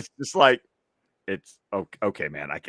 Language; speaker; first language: English; native; English